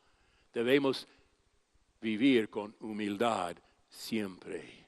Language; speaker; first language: Spanish; non-native, fluent; English